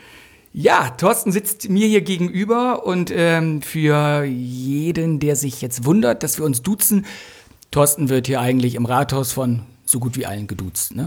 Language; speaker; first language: German; native; German